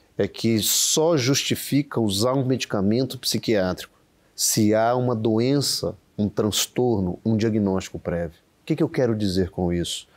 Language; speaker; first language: Portuguese; native; Portuguese